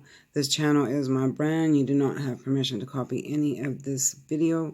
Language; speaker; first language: English; native; English